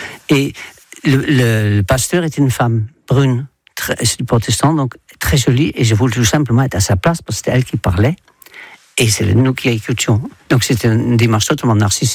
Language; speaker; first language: French; non-native, fluent; Dutch